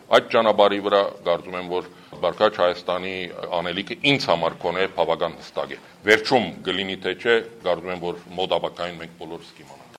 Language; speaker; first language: Armenian; early bilingual, heritage; Armenian